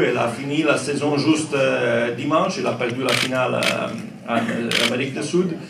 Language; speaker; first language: French; non-native, learner; Croatian